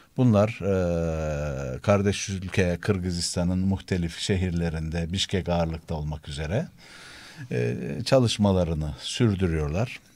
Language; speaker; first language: Turkish; native; Turkish